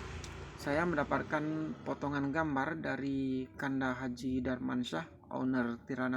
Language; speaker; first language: Indonesian; native; Indonesian